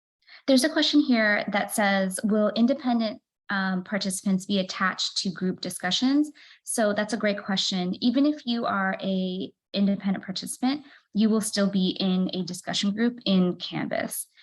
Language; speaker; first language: English; native; English